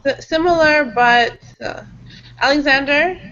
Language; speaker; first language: English; non-native, fluent; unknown